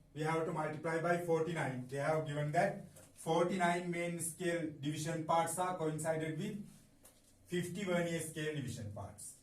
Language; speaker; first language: English; non-native, local second language; Sinhala